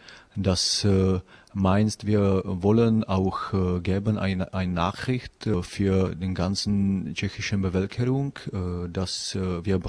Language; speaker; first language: German; non-native, learner; Czech